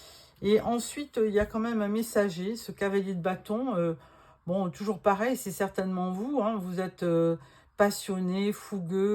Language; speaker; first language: French; native; French